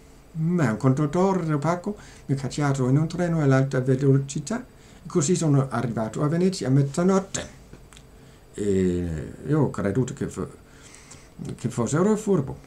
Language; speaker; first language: Italian; non-native, learner; Danish